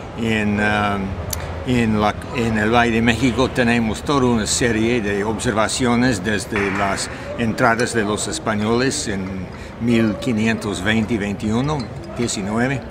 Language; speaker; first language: Spanish; non-native, fluent; English